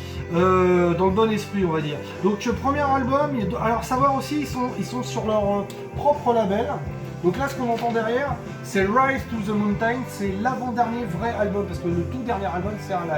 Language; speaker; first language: French; native; French